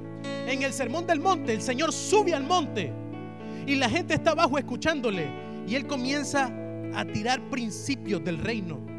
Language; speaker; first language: Spanish; native; Spanish